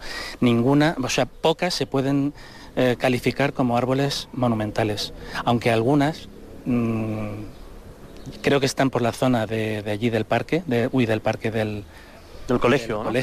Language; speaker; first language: Spanish; native; Spanish